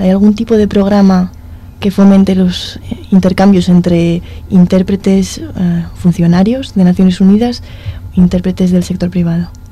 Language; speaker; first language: Spanish; native; Spanish